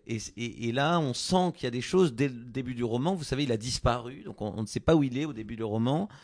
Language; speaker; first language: French; native; French